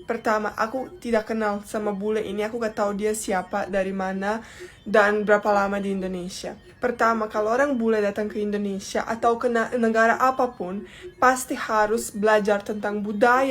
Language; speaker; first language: Indonesian; non-native, fluent; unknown